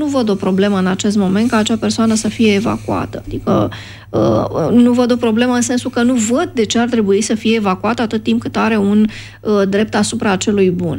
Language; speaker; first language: Romanian; native; Romanian